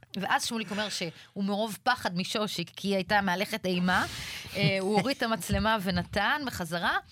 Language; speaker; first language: Hebrew; native; Hebrew